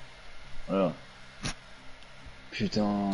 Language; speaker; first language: French; native; French